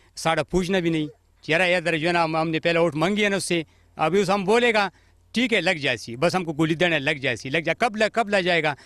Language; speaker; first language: Urdu; non-native, local second language; Pashto